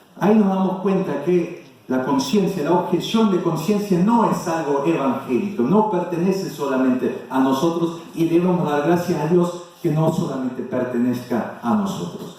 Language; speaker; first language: Spanish; non-native, fluent; German